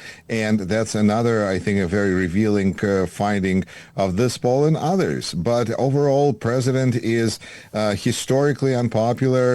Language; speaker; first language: English; non-native, fluent; Russian